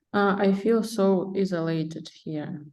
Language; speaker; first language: English; non-native, learner; Russian